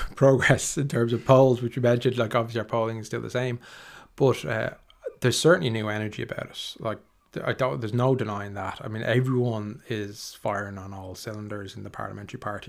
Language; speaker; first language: English; native; English